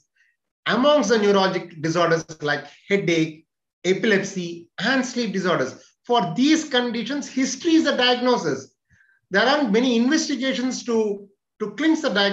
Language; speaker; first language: English; non-native, local second language; Telugu